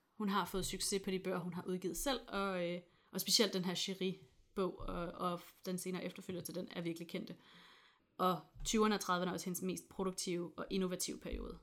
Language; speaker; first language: Danish; native; Danish